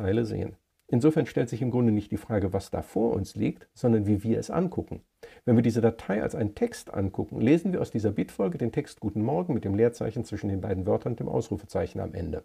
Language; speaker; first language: German; native; German